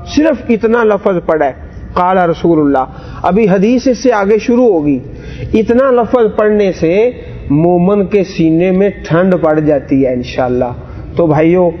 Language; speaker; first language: Urdu; non-native, local second language; Punjabi